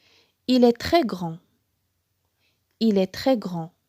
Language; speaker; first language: French; non-native, local second language; Arabic